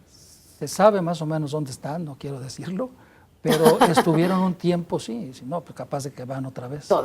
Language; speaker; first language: Spanish; native; Spanish